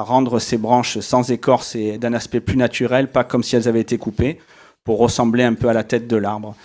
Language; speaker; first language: French; native; French